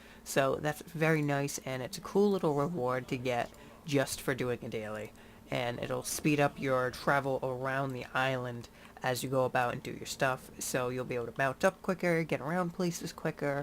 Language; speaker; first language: English; native; English